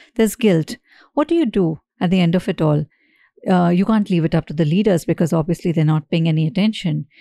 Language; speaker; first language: English; non-native, local second language; Hindi